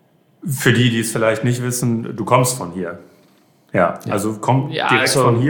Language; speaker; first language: German; native; German